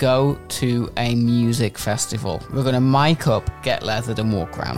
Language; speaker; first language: English; native; English